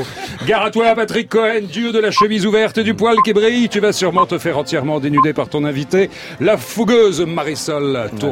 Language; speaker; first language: French; native; French